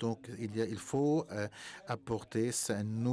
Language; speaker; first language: French; non-native, fluent; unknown